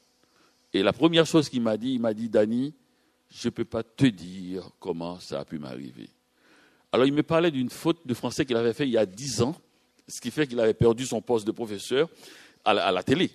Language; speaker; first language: French; native; French